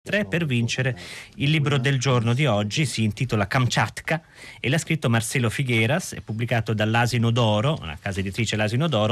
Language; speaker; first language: Italian; native; Italian